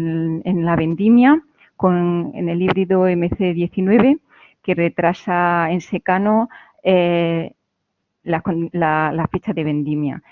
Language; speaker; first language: Spanish; native; Spanish